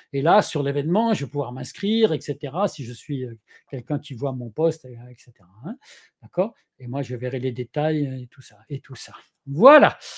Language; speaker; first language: French; native; French